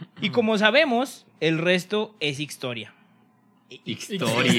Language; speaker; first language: Spanish; native; Spanish